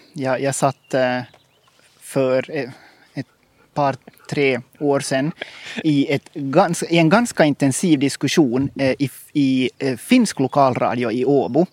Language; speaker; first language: Swedish; native; Swedish